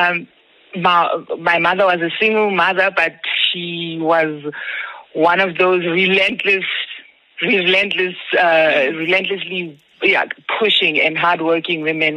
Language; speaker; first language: English; non-native, local second language; Zulu